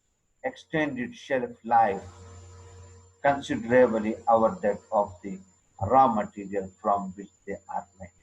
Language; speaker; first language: English; non-native, local second language; Urdu